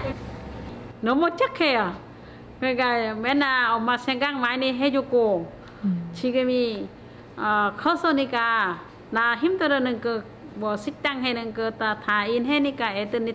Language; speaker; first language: Korean; non-native, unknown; Vietnamese